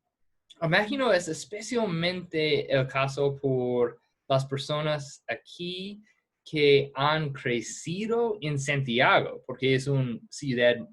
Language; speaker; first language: Spanish; non-native, fluent; English